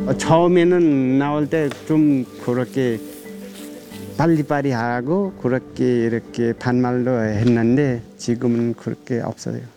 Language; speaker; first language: Korean; non-native, learner; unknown